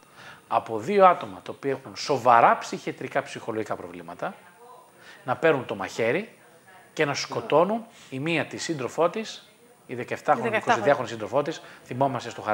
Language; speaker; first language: Greek; native; Greek